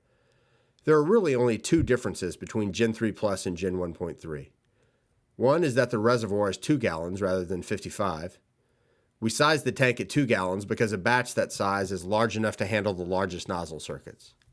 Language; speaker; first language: English; native; English